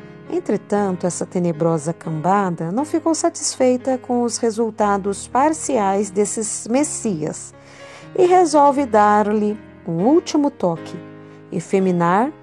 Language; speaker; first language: Portuguese; native; Portuguese